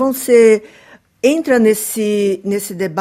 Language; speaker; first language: Portuguese; native; Portuguese